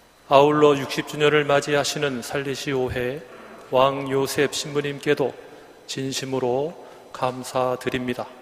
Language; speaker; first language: Korean; native; Korean